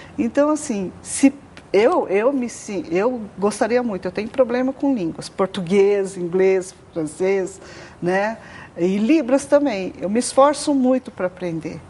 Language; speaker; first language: Portuguese; non-native, local second language; Japanese